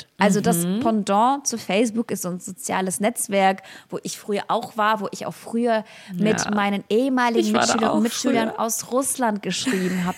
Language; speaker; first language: German; early bilingual, other home language; Russian